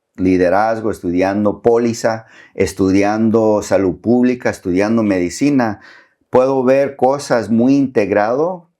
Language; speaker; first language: Spanish; early bilingual, heritage; Spanish